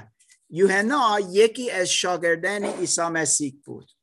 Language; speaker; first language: Persian; non-native, learner; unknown